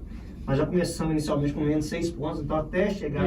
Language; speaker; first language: Portuguese; native; Portuguese